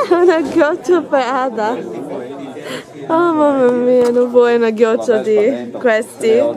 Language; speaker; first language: Italian; non-native, learner; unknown